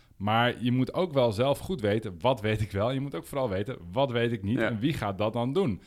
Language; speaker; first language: Dutch; native; Dutch